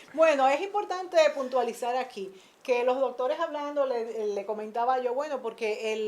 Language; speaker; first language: Spanish; native; Spanish